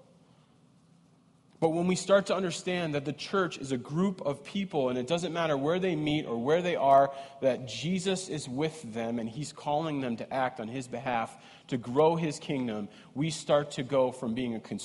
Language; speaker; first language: English; native; English